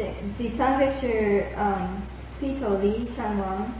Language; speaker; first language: Chinese; non-native, fluent; English